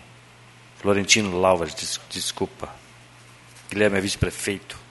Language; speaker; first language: Portuguese; native; Portuguese